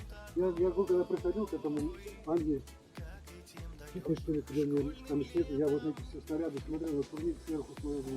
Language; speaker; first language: Russian; native; Russian